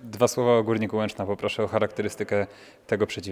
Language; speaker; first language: Polish; native; Polish